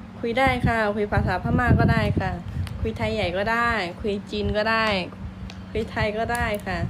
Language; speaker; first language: Thai; non-native, local second language; Shan